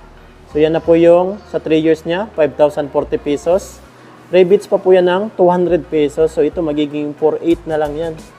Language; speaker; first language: Filipino; native; Filipino